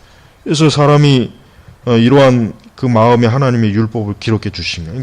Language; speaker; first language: Korean; native; Korean